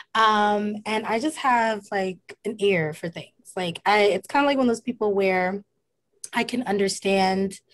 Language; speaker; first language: English; native; English